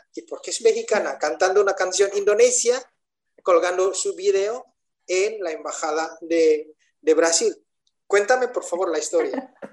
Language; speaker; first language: Spanish; non-native, fluent; Indonesian